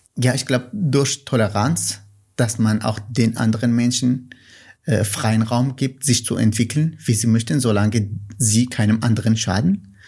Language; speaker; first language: German; non-native, fluent; Kurdish